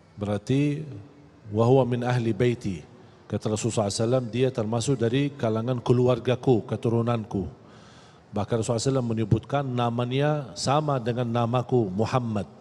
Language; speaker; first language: Malay; non-native, fluent; Arabic